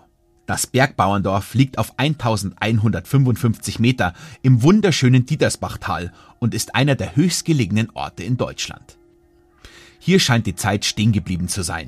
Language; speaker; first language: German; native; German